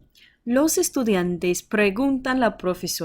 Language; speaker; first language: Spanish; non-native, fluent; English